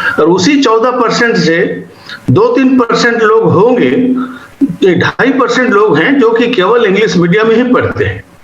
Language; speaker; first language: Hindi; non-native, local second language; Odia